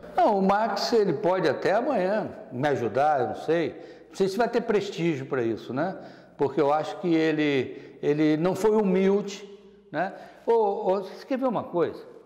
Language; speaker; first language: Portuguese; native; Portuguese